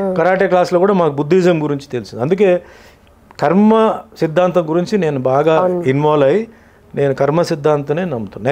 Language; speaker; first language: Telugu; non-native, fluent; Tulu